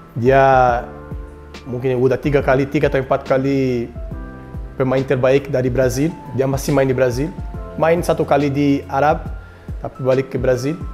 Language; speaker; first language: Indonesian; non-native, learner; Portuguese